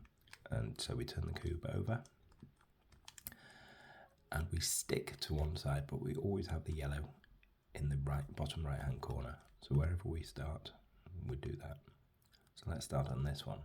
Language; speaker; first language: English; native; English